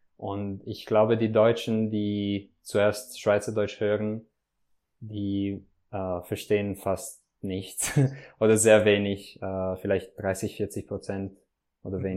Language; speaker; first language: German; non-native, fluent; Italian